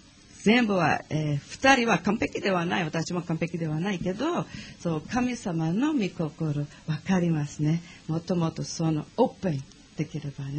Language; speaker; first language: Japanese; non-native, learner; English